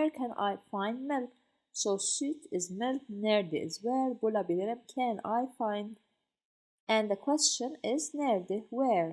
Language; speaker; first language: English; non-native, fluent; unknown